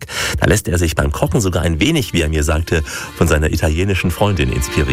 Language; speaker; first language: German; native; German